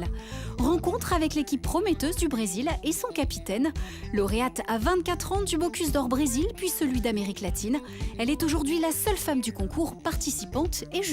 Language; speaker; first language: French; native; French